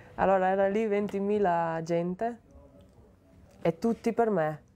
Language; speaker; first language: Italian; non-native, learner; Slovenian